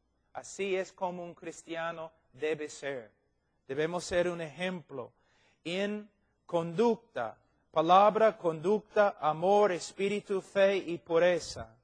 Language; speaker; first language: Spanish; non-native, fluent; English